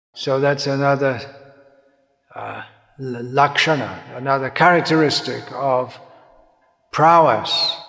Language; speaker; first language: English; native; English